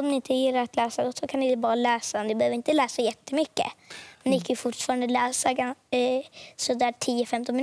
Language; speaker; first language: Swedish; early bilingual, other home language; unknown